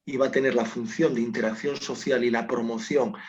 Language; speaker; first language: Spanish; non-native, local second language; Galician